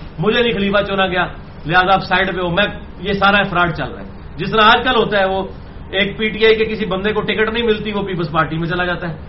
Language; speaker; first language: Urdu; non-native, local second language; Punjabi